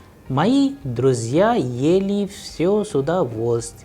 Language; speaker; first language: Russian; non-native, fluent; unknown